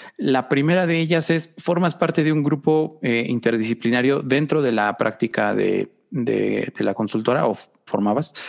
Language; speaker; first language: Spanish; native; Spanish